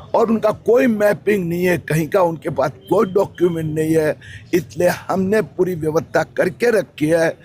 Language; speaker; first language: Hindi; non-native, local second language; Marathi